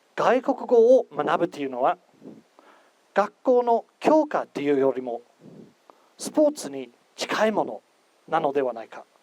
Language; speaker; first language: Japanese; non-native, fluent; English